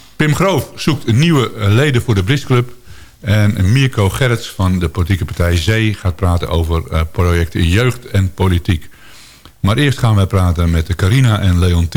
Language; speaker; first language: Dutch; native; Dutch